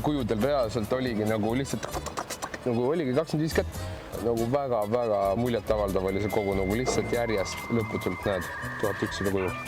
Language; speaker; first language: Estonian; native; Estonian